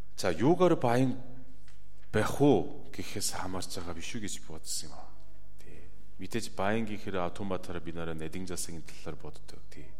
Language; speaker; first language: Mongolian; non-native, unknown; Korean